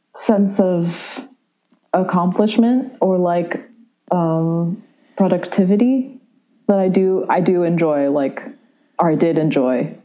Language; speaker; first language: English; native; English